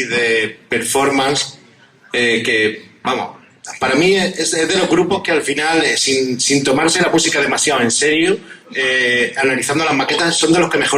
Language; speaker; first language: Spanish; native; Spanish